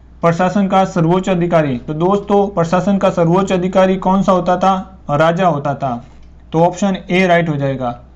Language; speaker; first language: Hindi; native; Hindi